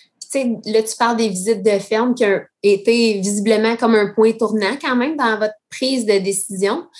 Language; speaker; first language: French; native; French